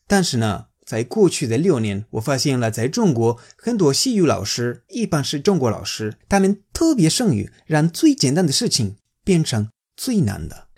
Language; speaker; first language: Chinese; non-native, fluent; Spanish